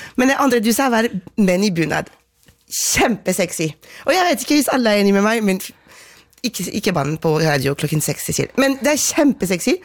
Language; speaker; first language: Norwegian; non-native, fluent; French